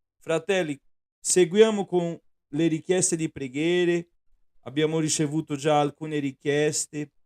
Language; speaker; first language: Italian; non-native, fluent; Portuguese